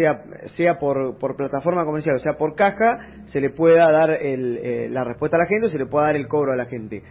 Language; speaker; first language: Spanish; native; Spanish